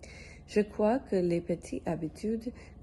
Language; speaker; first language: French; non-native, learner; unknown